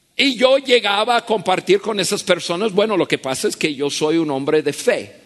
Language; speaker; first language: Spanish; non-native, fluent; English